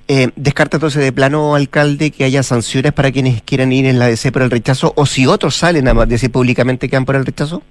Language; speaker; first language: Spanish; native; Spanish